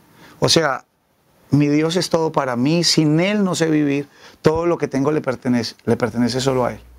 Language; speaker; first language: Spanish; native; Spanish